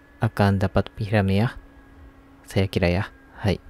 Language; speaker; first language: Indonesian; non-native, fluent; Japanese